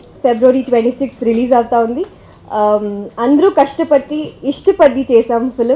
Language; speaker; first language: Telugu; non-native, learner; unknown